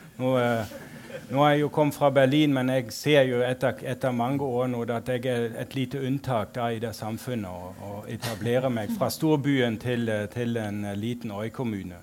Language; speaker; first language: Norwegian; non-native, fluent; German